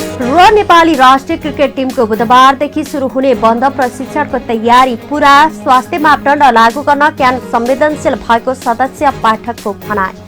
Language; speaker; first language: Nepali; native; Nepali